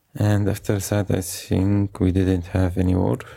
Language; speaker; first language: English; non-native, fluent; Arabic